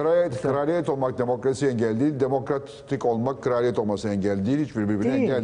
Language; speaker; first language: Turkish; native; Turkish